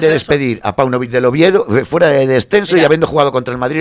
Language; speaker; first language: Spanish; native; Spanish